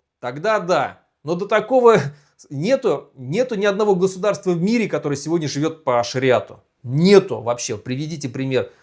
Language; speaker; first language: Russian; native; Russian